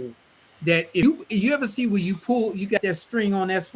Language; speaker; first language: English; native; English